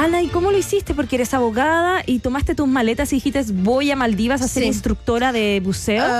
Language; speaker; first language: Spanish; native; Spanish